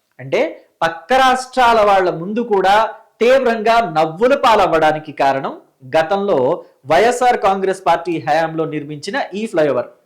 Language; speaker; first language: Telugu; native; Telugu